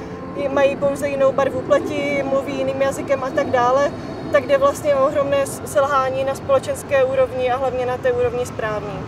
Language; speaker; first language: Czech; native; Czech